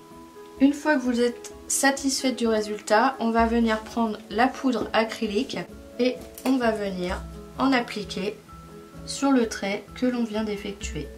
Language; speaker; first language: French; native; French